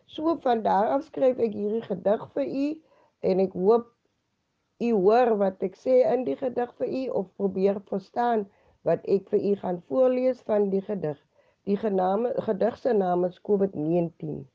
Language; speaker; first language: Afrikaans; native; Afrikaans